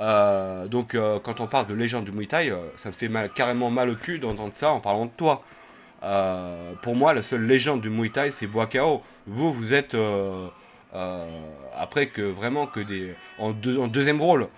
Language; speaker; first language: French; native; French